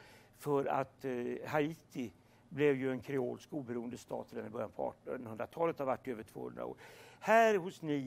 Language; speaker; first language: Swedish; native; Swedish